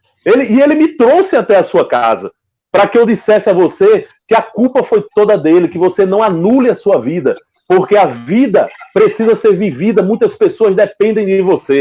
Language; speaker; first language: Portuguese; native; Portuguese